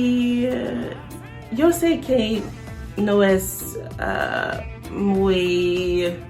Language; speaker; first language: Spanish; non-native, learner; English